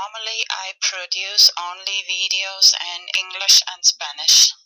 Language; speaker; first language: English; non-native, fluent; Spanish